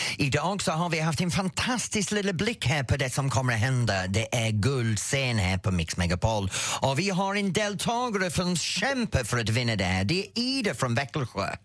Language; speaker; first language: Swedish; non-native, fluent; English